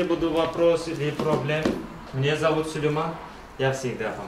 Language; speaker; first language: Russian; non-native, learner; Turkish